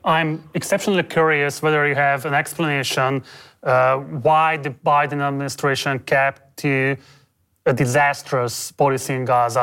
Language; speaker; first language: English; non-native, fluent; Hungarian